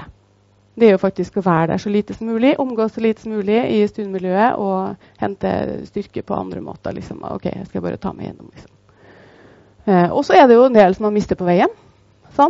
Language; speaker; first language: Norwegian; native; Norwegian